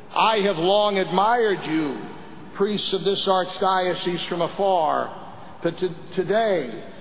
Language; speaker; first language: English; native; English